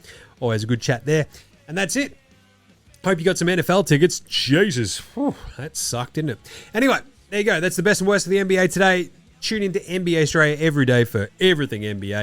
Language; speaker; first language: English; native; English